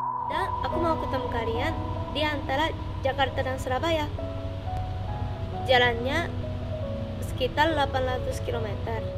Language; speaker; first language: Indonesian; non-native, fluent; Japanese